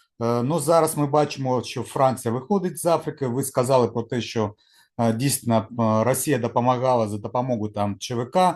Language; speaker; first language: Ukrainian; non-native, local second language; Russian